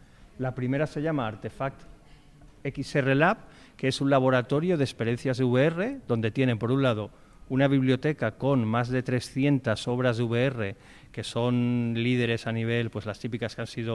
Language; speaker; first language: Spanish; native; Spanish